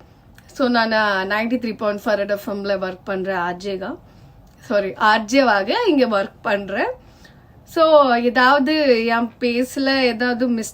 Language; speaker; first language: Tamil; non-native, learner; Telugu